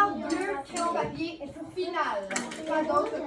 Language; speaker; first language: French; native; French